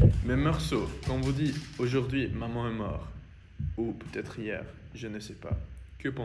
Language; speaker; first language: French; non-native, learner; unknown